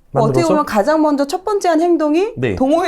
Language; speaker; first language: Korean; native; Korean